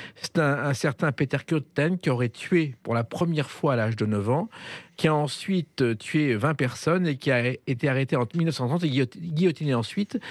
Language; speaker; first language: French; native; French